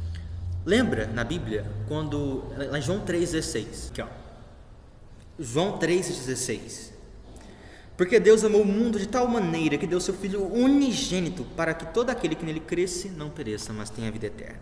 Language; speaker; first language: Portuguese; native; Portuguese